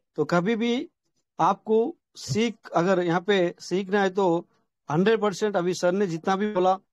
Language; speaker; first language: Hindi; non-native, local second language; Telugu